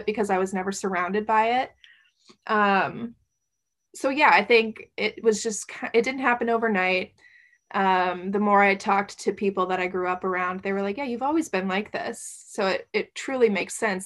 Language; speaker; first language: English; native; English